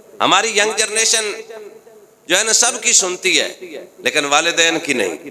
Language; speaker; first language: Urdu; non-native, local second language; Punjabi